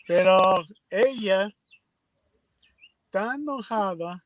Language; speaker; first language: Spanish; non-native, learner; English